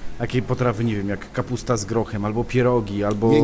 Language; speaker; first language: Polish; native; Polish